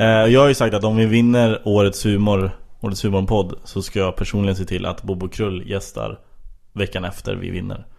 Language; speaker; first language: Swedish; native; Swedish